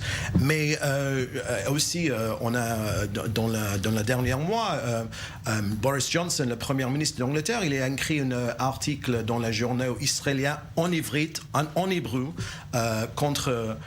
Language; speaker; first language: French; non-native, learner; English